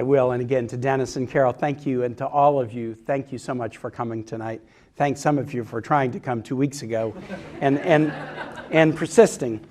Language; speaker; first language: English; native; English